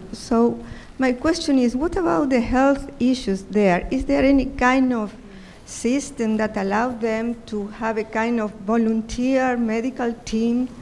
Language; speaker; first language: English; non-native, fluent; Spanish